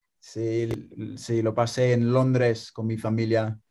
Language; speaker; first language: Spanish; non-native, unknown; English